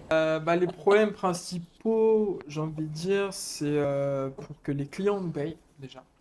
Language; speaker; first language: French; native; French